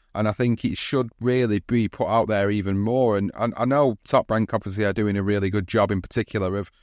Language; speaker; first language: English; native; English